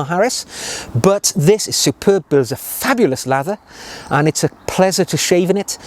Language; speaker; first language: English; native; English